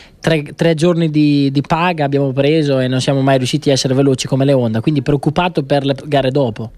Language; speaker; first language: Italian; native; Italian